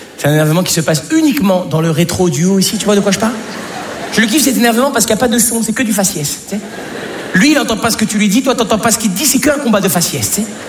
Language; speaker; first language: French; native; French